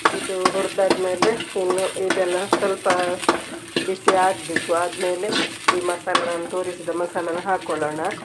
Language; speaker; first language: Kannada; non-native, local second language; Tulu